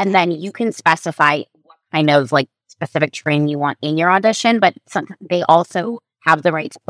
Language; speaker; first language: English; native; English